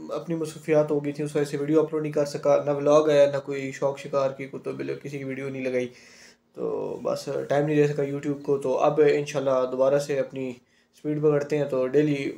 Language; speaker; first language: Urdu; non-native, local second language; Punjabi